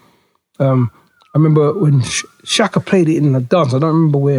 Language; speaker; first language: English; native; English